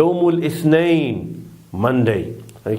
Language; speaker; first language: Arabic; non-native, fluent; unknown